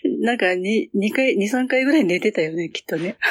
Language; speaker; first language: Japanese; native; Japanese